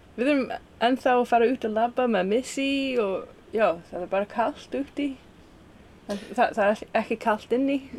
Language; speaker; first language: Icelandic; non-native, fluent; English